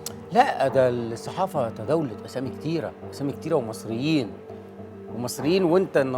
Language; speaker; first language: Arabic; native; Arabic